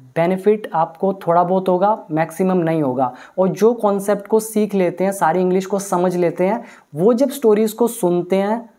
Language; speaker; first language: Hindi; native; Hindi